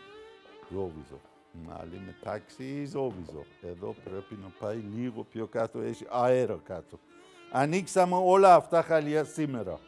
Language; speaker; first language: Greek; non-native, learner; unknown